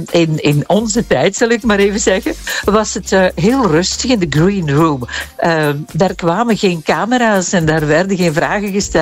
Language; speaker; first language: Dutch; native; Dutch